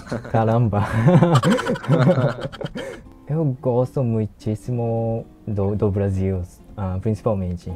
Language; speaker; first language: Portuguese; non-native, learner; Japanese